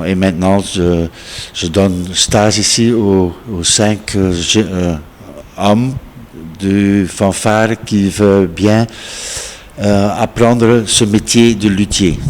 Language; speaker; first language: French; non-native, local second language; Dutch